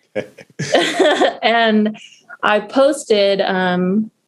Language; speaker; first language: English; native; English